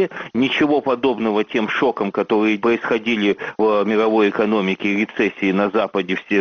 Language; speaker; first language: Russian; native; Russian